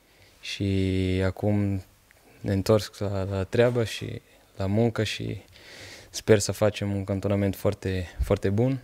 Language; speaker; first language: Romanian; non-native, fluent; Portuguese